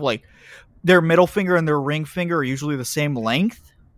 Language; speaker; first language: English; native; English